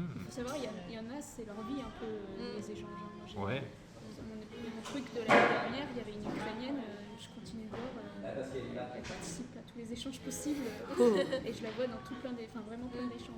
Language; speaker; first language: French; native; French